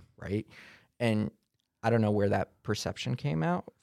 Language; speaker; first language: English; non-native, fluent; Hebrew